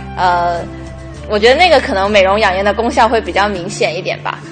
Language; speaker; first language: Chinese; native; Chinese